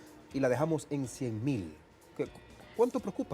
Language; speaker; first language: Spanish; native; Spanish